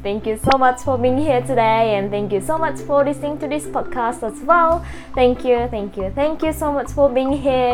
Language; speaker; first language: English; non-native, fluent; Japanese